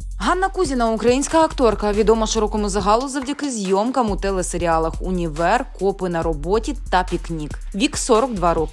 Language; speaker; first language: Ukrainian; native; Ukrainian